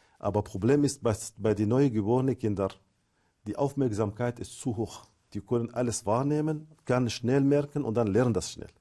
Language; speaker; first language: German; non-native, fluent; Arabic